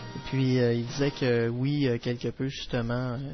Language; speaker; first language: French; native; French